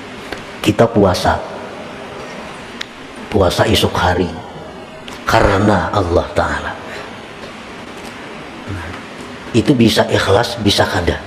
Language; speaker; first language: Indonesian; non-native, local second language; Banjar